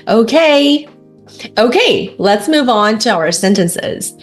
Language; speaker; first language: English; non-native, fluent; Korean